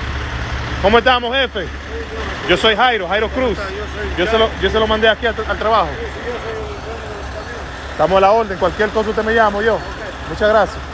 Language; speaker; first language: Spanish; early bilingual, heritage; Spanish